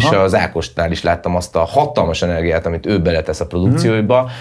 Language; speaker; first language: Hungarian; native; Hungarian